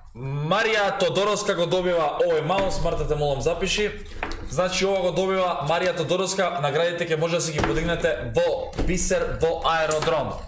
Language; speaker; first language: Macedonian; native; Macedonian